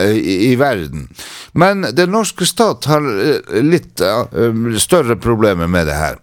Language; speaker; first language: Norwegian; non-native, local second language; Northern Sami